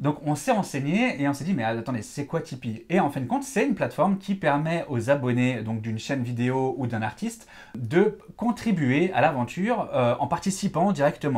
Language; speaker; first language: French; native; French